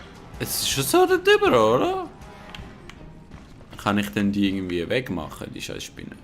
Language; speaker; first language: German; native; German